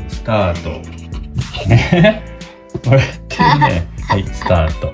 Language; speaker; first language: Japanese; native; Japanese